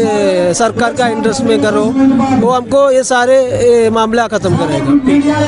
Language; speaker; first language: Hindi; non-native, local second language; Malayalam